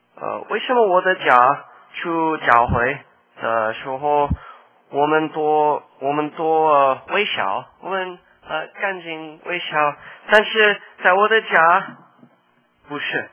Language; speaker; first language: Chinese; non-native, learner; English